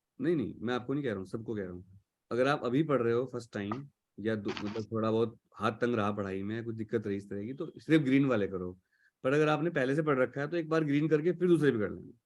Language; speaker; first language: Hindi; native; Hindi